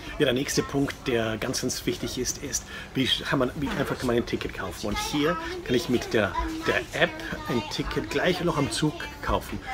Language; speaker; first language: German; non-native, fluent; English